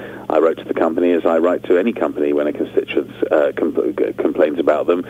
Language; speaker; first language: English; native; English